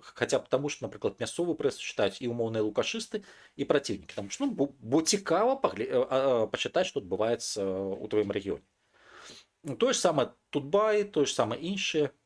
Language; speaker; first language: Belarusian; non-native, local second language; Russian